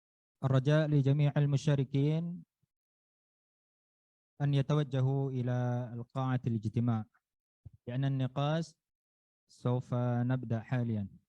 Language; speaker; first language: Arabic; non-native, fluent; Indonesian